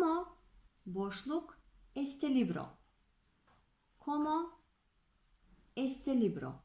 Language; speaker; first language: Spanish; non-native, fluent; Turkish